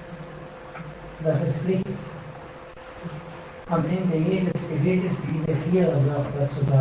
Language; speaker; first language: German; non-native, fluent; Arabic